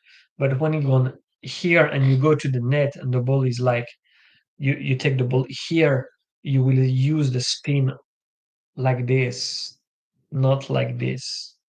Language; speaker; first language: English; non-native, learner; French